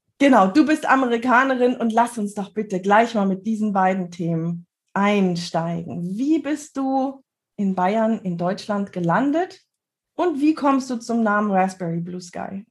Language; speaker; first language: German; native; German